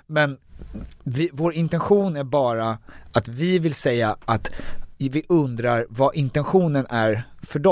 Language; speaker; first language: Swedish; native; Swedish